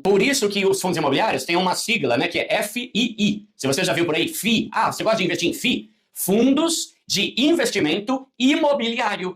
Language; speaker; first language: Portuguese; native; Portuguese